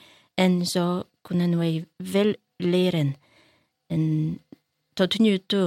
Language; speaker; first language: Dutch; non-native, learner; Polish